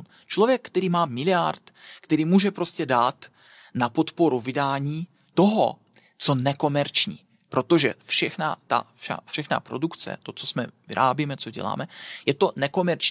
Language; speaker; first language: Czech; non-native, fluent; Belarusian